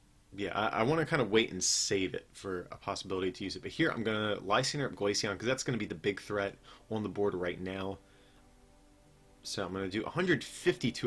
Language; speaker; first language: English; native; English